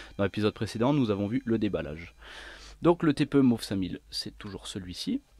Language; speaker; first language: French; native; French